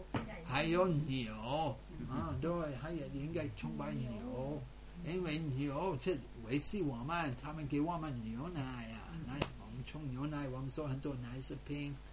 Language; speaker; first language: Chinese; non-native, fluent; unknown